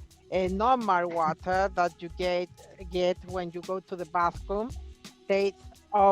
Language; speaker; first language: English; non-native, fluent; Spanish